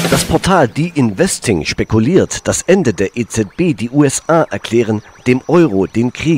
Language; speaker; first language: German; native; German